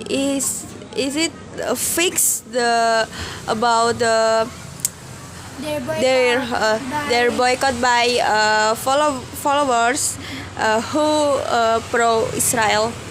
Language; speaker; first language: English; non-native, learner; Indonesian